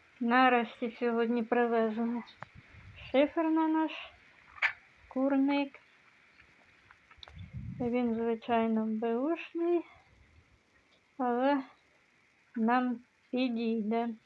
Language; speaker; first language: Ukrainian; native; Ukrainian